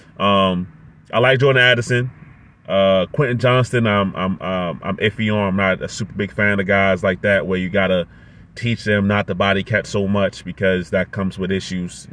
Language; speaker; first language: English; native; English